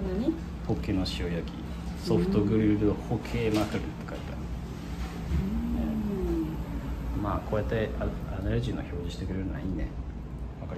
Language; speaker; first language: Japanese; native; Japanese